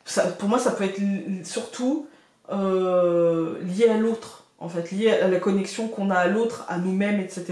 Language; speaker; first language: French; native; French